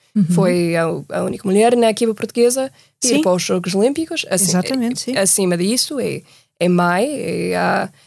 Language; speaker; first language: Portuguese; non-native, fluent; English